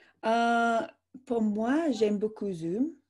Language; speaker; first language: French; non-native, fluent; English